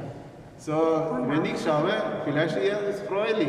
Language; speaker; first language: German; non-native, learner; Malayalam